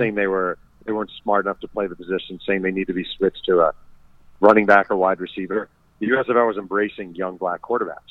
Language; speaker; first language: English; native; English